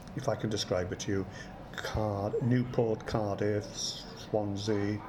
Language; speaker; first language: English; native; English